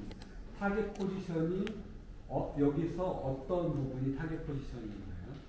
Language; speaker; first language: Korean; native; Korean